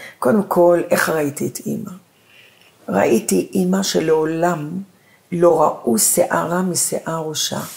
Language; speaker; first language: Hebrew; early bilingual, other home language; Arabic